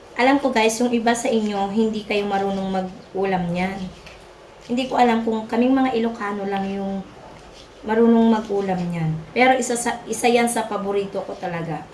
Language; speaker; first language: Filipino; non-native, local second language; Iloko